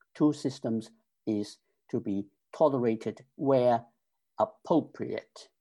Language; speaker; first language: English; non-native, local second language; Cantonese